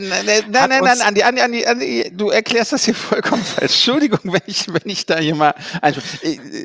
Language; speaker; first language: German; native; German